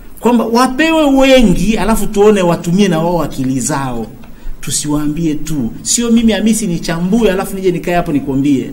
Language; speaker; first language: Swahili; native; Swahili